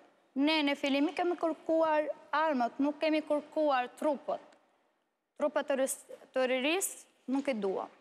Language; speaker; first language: Albanian; non-native, learner; Arabic